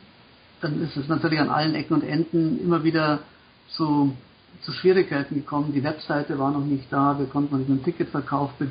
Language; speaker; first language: German; native; German